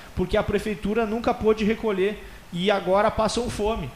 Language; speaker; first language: Portuguese; native; Portuguese